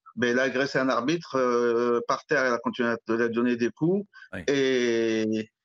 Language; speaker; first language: French; native; French